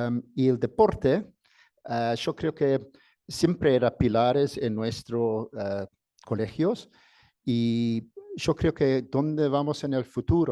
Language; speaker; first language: Spanish; non-native, fluent; English